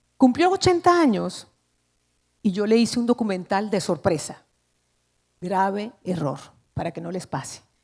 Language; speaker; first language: Spanish; native; Spanish